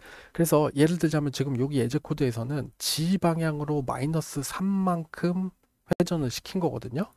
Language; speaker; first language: Korean; native; Korean